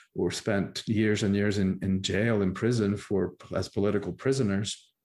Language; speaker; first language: English; early bilingual, other home language; Spanish